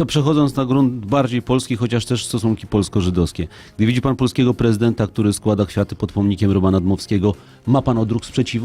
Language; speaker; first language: Polish; native; Polish